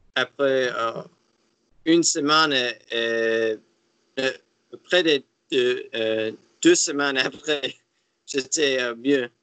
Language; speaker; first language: French; non-native, learner; English